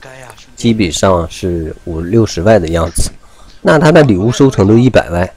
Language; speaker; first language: Chinese; native; Chinese